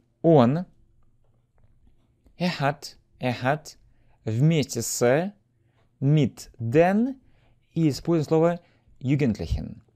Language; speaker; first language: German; non-native, fluent; Russian